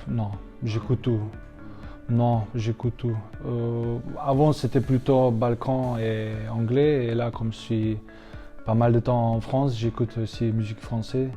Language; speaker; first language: French; non-native, fluent; Slovenian